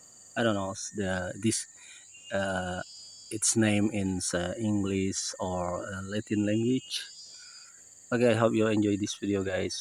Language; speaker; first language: English; non-native, learner; Indonesian